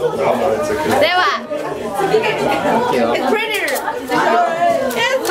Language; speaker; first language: Japanese; non-native, learner; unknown